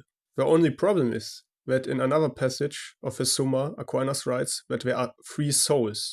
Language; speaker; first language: English; non-native, fluent; German